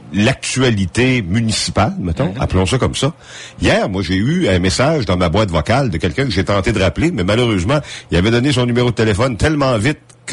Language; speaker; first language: French; native; French